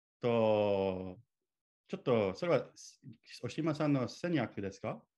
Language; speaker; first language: Japanese; non-native, learner; English